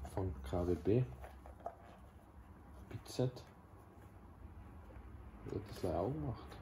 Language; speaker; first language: German; native; German